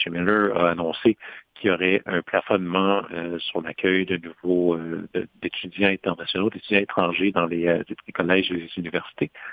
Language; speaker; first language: French; native; French